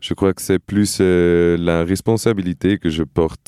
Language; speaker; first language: French; non-native, fluent; Portuguese